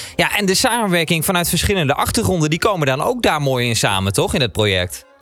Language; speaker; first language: Dutch; native; Dutch